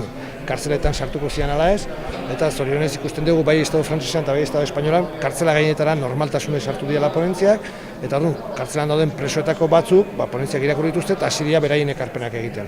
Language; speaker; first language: Basque; native; Basque